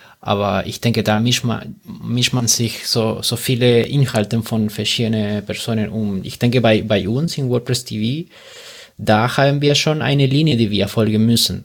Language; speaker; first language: German; non-native, learner; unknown